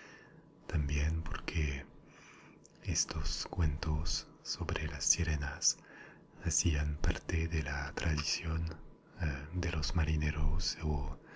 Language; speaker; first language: Spanish; non-native, fluent; French